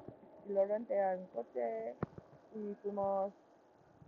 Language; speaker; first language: Spanish; non-native, learner; English